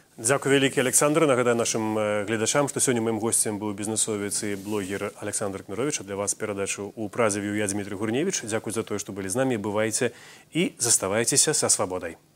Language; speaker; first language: Belarusian; native; Belarusian